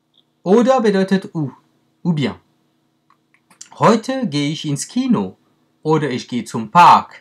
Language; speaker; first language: German; non-native, fluent; French